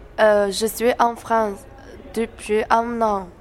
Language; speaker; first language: French; non-native, learner; Chinese